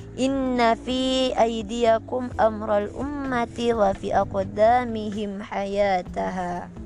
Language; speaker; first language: Arabic; non-native, learner; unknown